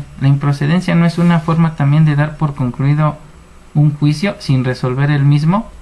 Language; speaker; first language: Spanish; native; Spanish